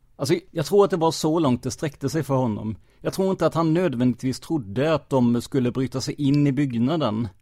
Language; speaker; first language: Swedish; non-native, fluent; English